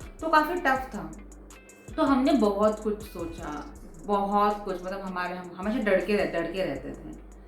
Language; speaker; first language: Hindi; non-native, local second language; Bangla